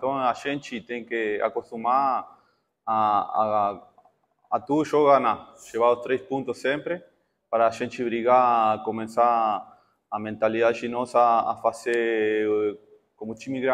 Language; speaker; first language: Portuguese; non-native, fluent; Spanish